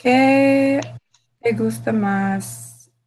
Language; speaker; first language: Spanish; non-native, learner; English